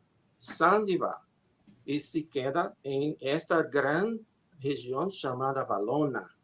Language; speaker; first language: Spanish; non-native, learner; Portuguese